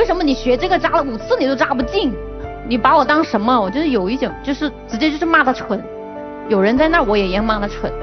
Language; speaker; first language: Chinese; non-native, local second language; Hakka Chinese